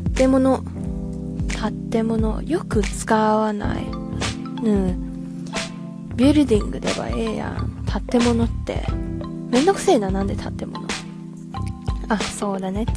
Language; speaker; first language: Japanese; non-native, learner; Cantonese